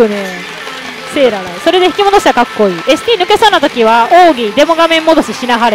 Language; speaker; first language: Japanese; native; Japanese